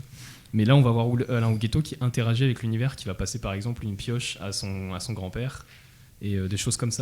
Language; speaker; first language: French; native; French